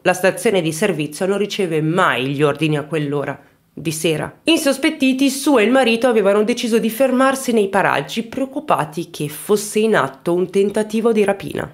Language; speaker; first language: Italian; native; Italian